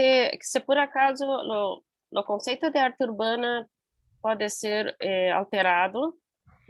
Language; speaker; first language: Portuguese; non-native, learner; Spanish